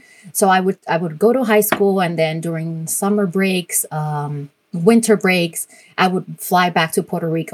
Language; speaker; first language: English; non-native, fluent; Spanish